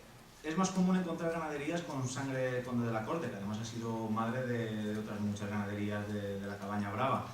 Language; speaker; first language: Spanish; native; Spanish